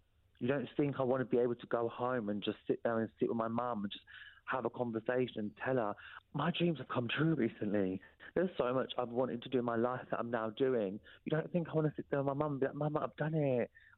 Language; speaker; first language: English; native; English